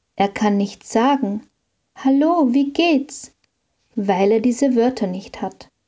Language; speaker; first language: German; native; German